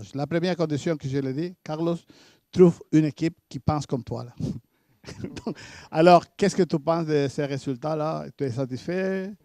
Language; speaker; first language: French; native; French